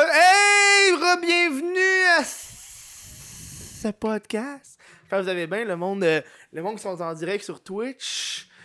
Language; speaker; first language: French; native; French